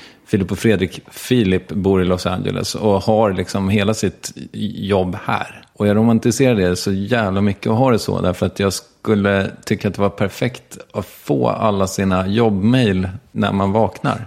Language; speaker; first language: Swedish; native; Swedish